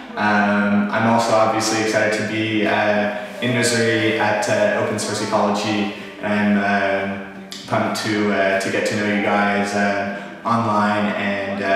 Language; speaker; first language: English; native; English